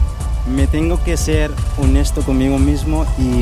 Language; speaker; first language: Spanish; non-native, fluent; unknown